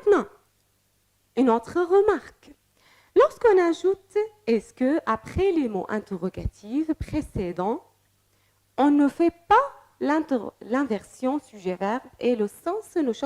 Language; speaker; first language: French; non-native, fluent; Arabic